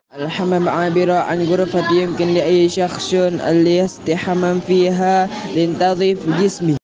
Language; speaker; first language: Arabic; non-native, learner; Indonesian